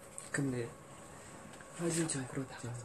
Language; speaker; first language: Korean; non-native, fluent; Indonesian